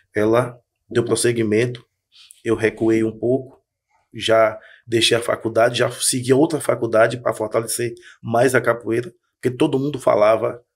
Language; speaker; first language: Portuguese; native; Portuguese